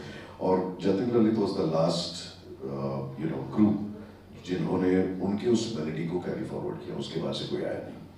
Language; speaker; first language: Hindi; native; Hindi